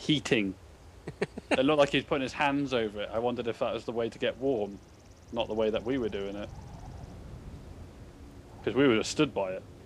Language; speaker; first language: English; native; English